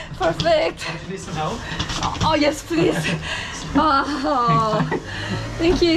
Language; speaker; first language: English; non-native, learner; Korean